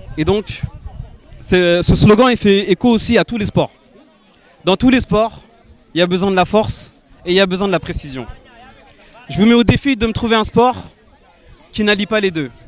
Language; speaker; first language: French; early bilingual, other home language; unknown